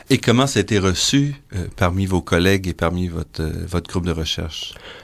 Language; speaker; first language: French; native; French